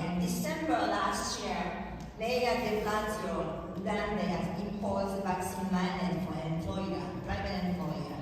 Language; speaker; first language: English; non-native, fluent; Japanese